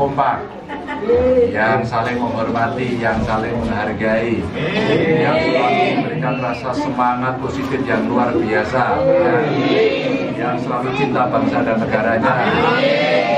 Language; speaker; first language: Indonesian; non-native, local second language; Javanese